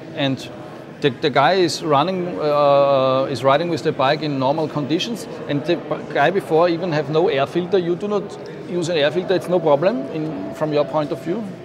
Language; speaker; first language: English; non-native, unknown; German